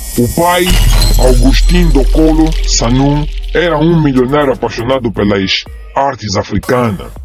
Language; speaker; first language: Portuguese; native; Portuguese